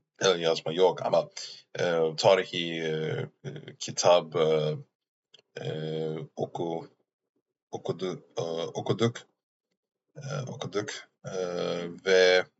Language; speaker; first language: Turkish; non-native, learner; English